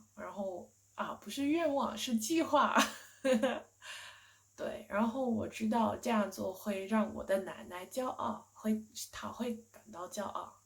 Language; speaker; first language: Chinese; non-native, fluent; English